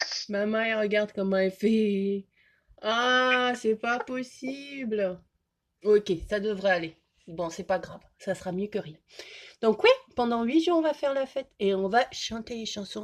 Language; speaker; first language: French; native; French